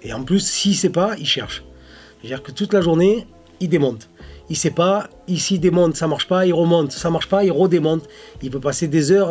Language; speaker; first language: French; native; French